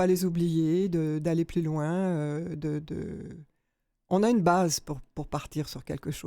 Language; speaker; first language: French; native; French